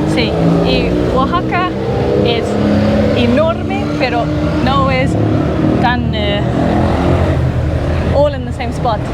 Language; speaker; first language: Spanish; non-native, learner; English